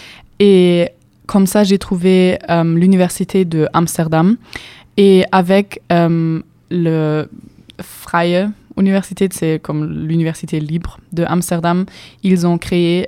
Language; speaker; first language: French; non-native, fluent; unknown